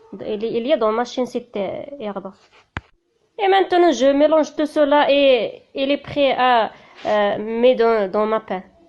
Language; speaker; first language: French; non-native, learner; Tachelhit